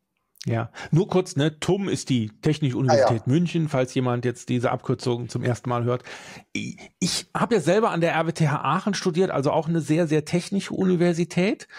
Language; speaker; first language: German; native; German